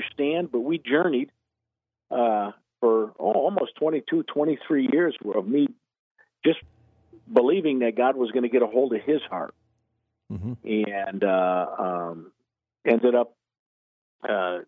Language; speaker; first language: English; native; English